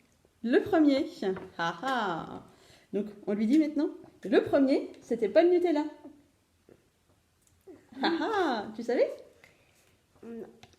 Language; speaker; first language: French; native; French